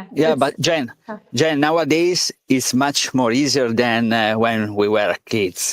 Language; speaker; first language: English; non-native, learner; Italian